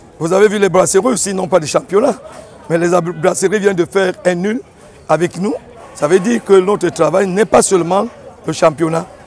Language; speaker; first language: French; native; French